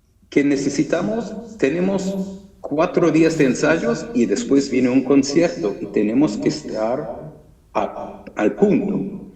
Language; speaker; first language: Spanish; early bilingual, heritage; German